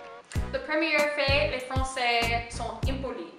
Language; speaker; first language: French; non-native, learner; English